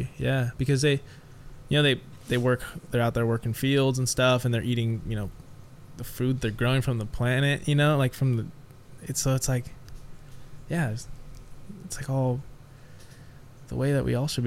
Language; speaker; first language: English; native; English